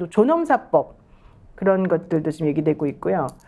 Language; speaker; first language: Korean; native; Korean